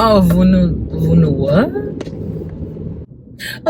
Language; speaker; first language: French; non-native, learner; English